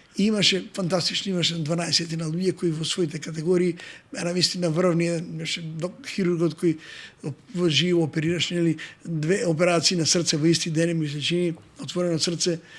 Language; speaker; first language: Macedonian; non-native, local second language; Serbian